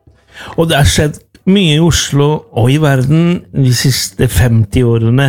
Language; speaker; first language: Norwegian; non-native, fluent; Spanish